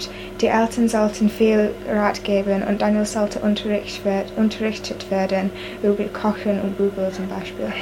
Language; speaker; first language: German; non-native, learner; English